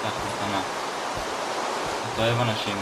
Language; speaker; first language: Hebrew; native; Hebrew